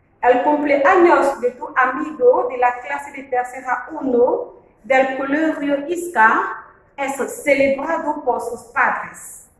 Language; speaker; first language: Spanish; non-native, fluent; French